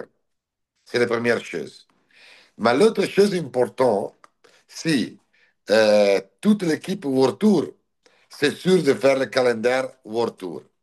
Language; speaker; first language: French; non-native, learner; Italian